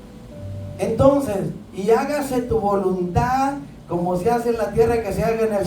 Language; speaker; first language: Spanish; native; Spanish